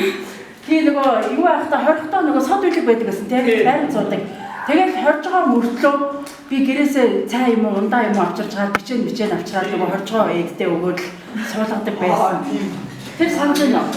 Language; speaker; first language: Mongolian; native; Mongolian